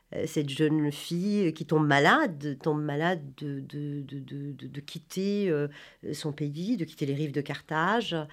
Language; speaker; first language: French; non-native, local second language; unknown